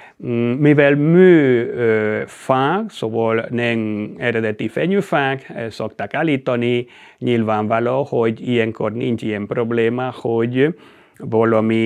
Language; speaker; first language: Hungarian; non-native, fluent; Spanish